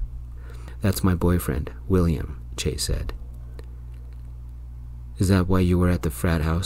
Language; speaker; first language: English; native; English